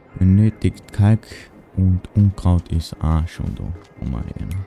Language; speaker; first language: German; native; German